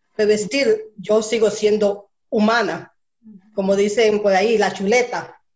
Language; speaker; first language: Spanish; early bilingual, heritage; Spanish